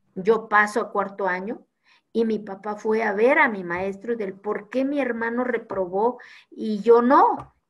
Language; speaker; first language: Spanish; non-native, local second language; Zapotec